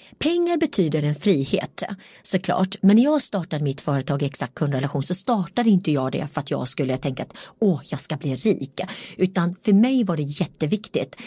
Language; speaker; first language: Swedish; early bilingual, other home language; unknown